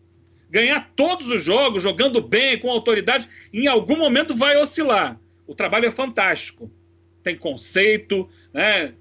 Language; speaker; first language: Portuguese; native; Portuguese